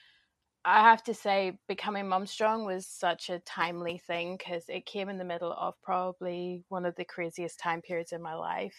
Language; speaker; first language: English; native; English